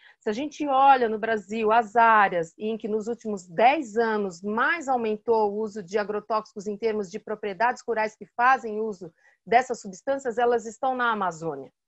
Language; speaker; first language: Portuguese; native; Portuguese